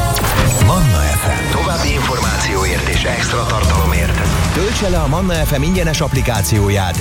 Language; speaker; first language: Hungarian; native; Hungarian